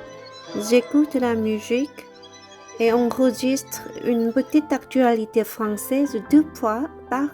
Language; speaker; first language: French; non-native, learner; Korean